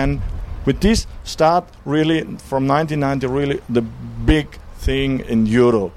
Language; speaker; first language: English; non-native, learner; German